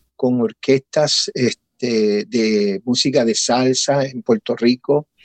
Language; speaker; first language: Spanish; early bilingual, heritage; Spanish